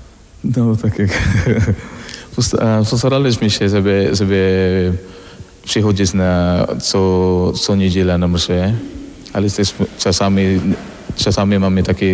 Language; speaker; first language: Polish; non-native, learner; Filipino